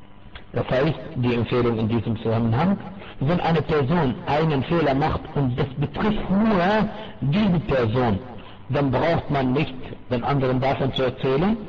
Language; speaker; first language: German; non-native, fluent; Arabic